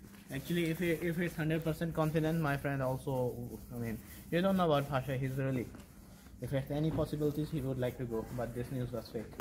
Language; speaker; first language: English; non-native, local second language; Hindi